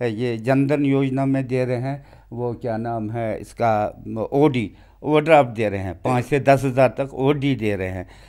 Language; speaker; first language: Hindi; non-native, local second language; Kashmiri